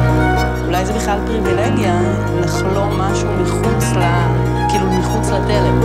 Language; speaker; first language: Hebrew; native; Hebrew